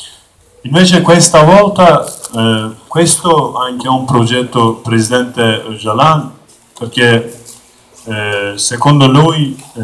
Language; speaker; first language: Italian; non-native, learner; Kurdish